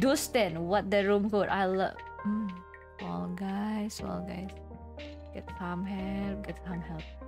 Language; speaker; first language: English; non-native, fluent; Indonesian